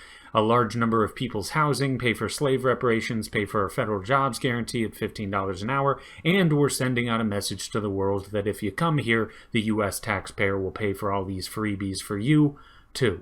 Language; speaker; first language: English; native; English